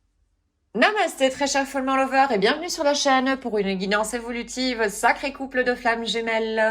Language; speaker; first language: French; native; French